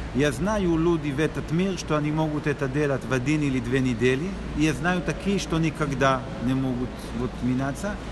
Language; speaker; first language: Russian; non-native, learner; Hebrew